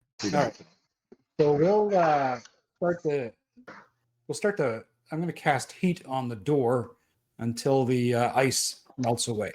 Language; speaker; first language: English; native; English